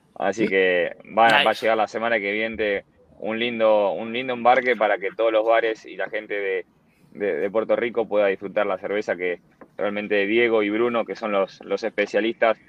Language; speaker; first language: Spanish; native; Spanish